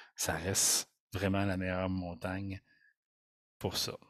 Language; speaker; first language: French; native; French